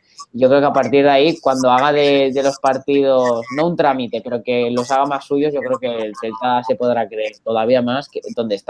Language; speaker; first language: Spanish; native; Spanish